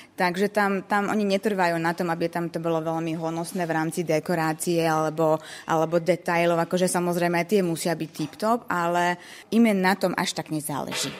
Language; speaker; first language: Slovak; non-native, local second language; Hungarian